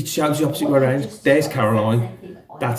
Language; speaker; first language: English; native; English